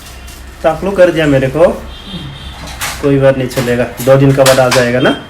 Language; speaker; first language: Hindi; non-native, local second language; Bodo